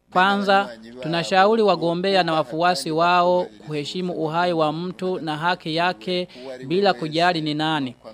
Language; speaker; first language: Swahili; non-native, local second language; Rundi